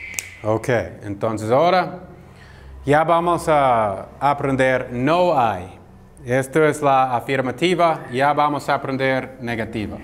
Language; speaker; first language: Spanish; non-native, fluent; English